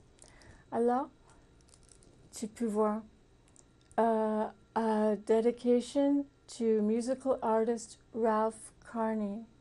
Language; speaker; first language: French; non-native, learner; English